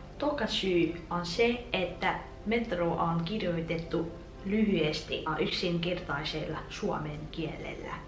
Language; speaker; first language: Finnish; non-native, fluent; Vietnamese